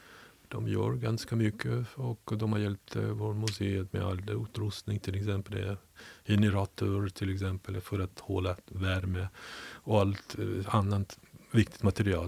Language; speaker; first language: Swedish; non-native, fluent; Ukrainian